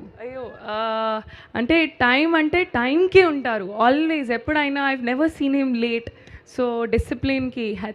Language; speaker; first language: Telugu; non-native, learner; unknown